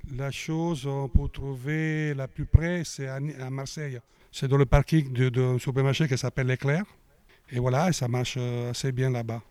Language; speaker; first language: French; non-native, fluent; Italian